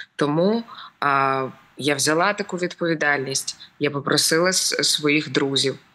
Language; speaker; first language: Ukrainian; native; Ukrainian